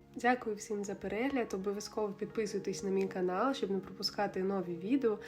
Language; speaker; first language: Ukrainian; native; Ukrainian